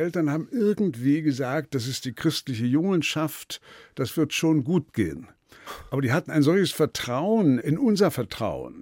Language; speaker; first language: German; native; German